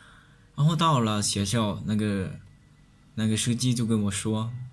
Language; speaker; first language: Chinese; non-native, learner; Lao